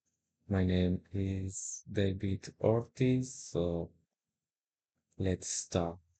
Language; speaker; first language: English; non-native, learner; Spanish